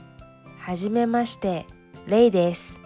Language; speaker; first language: Japanese; non-native, learner; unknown